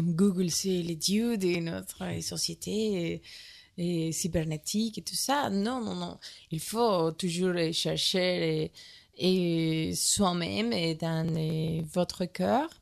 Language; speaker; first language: French; non-native, learner; Spanish